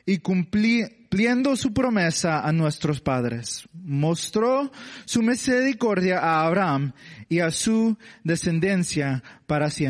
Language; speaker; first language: Spanish; non-native, learner; English